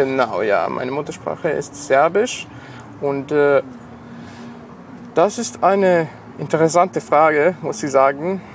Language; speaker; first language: German; non-native, local second language; Serbian